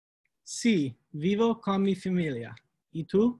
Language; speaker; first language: Spanish; non-native, learner; English